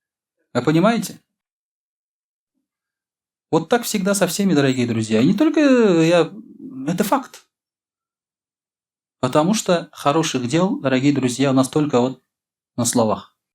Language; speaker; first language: Russian; non-native, local second language; Tatar